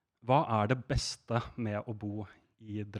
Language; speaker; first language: Norwegian; native; Norwegian